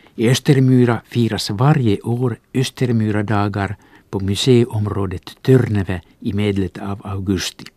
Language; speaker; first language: Swedish; non-native, local second language; Finnish